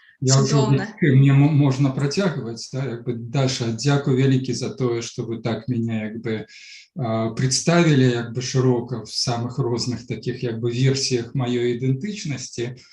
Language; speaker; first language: Belarusian; non-native, local second language; Russian